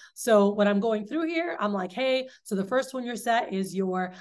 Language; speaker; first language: English; early bilingual, other home language; Spanish